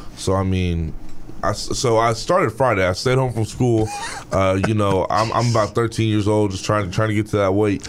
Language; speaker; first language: English; native; English